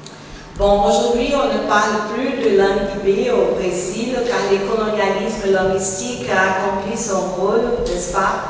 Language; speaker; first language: French; non-native, fluent; Portuguese